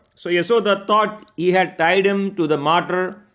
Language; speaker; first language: English; non-native, local second language; Tamil